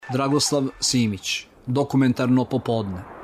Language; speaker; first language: Croatian; native; Croatian